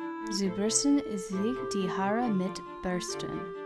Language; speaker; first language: German; non-native, learner; English